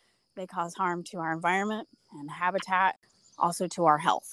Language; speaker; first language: English; native; English